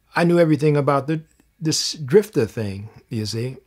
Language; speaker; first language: English; native; English